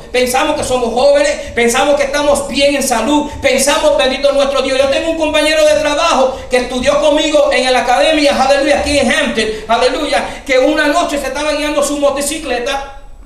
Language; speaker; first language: Spanish; early bilingual, heritage; Spanish